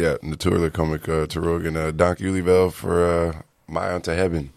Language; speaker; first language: Dutch; non-native, learner; English